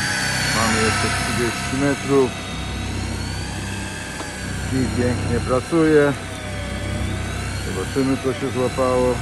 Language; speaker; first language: Polish; native; Polish